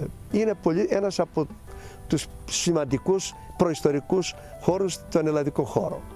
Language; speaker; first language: Greek; native; Greek